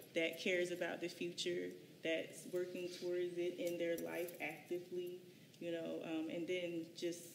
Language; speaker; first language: English; native; English